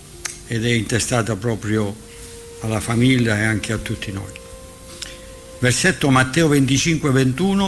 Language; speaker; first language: Italian; native; Italian